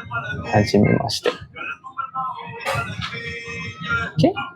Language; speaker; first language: Japanese; non-native, fluent; Malay